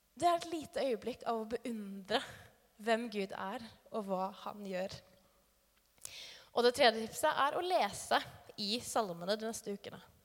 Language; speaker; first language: Norwegian; native; Norwegian